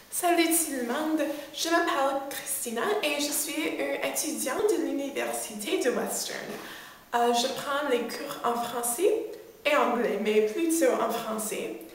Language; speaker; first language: French; non-native, learner; English